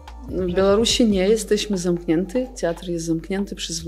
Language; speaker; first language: Polish; non-native, fluent; Belarusian